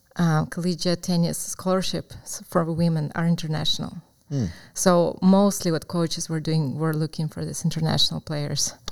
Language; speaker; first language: English; non-native, fluent; Ukrainian